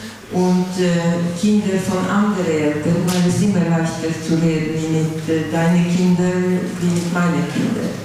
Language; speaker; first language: German; non-native, fluent; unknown